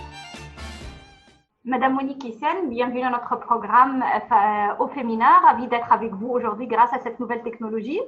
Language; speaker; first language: French; non-native, fluent; Arabic